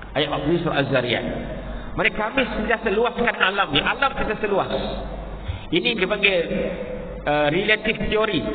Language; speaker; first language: Malay; native; Malay